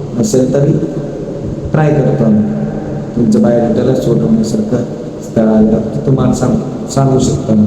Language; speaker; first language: Marathi; non-native, local second language; Kannada